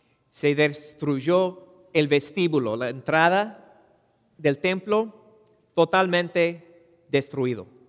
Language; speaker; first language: Spanish; non-native, fluent; English